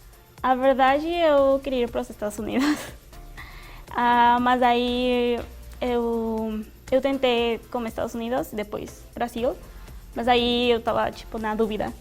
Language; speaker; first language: Portuguese; non-native, fluent; Spanish